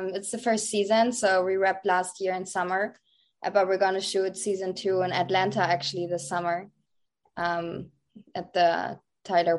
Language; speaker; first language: English; non-native, fluent; Dutch